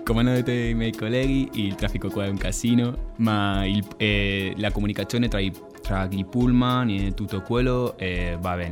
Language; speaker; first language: Italian; non-native, fluent; Spanish